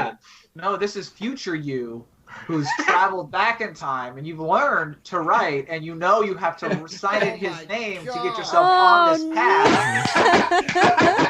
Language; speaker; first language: English; native; English